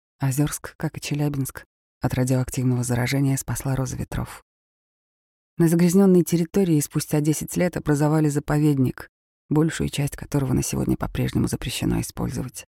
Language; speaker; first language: Russian; native; Russian